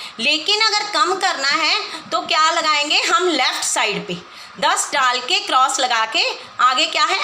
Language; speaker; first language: Hindi; non-native, local second language; Punjabi